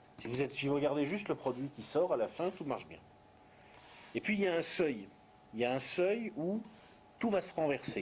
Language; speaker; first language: French; native; French